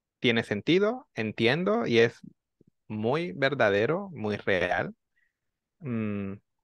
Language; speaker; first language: Spanish; native; Spanish